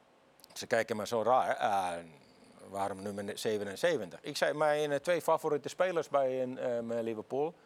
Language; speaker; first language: Dutch; non-native, fluent; Finnish